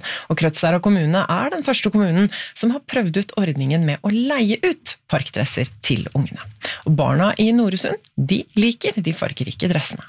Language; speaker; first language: Norwegian; native; Norwegian